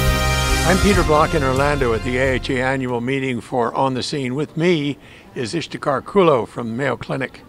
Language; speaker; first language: English; native; English